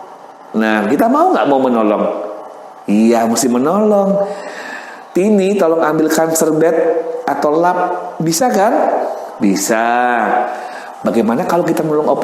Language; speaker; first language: Indonesian; native; Indonesian